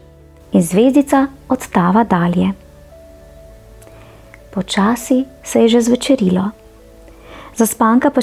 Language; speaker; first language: Slovenian; native; Slovenian